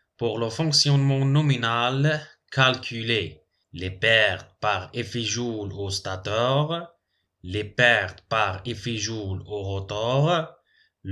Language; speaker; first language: French; non-native, local second language; Arabic